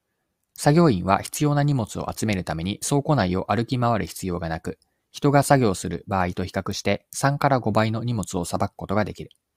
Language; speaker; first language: Japanese; native; Japanese